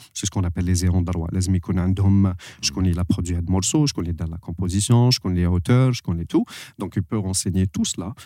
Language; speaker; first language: French; non-native, local second language; Arabic